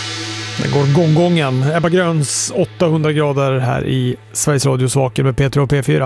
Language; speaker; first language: Swedish; native; Swedish